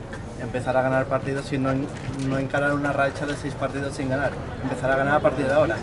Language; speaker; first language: Spanish; native; Spanish